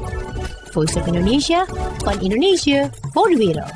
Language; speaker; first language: Dutch; non-native, fluent; Indonesian